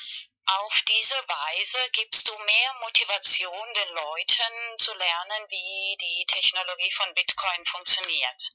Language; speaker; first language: German; non-native, fluent; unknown